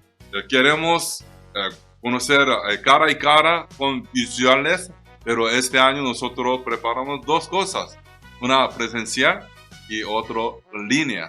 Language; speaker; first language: Spanish; non-native, learner; Korean